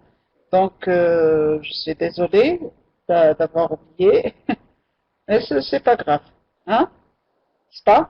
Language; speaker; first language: French; non-native, local second language; Arabic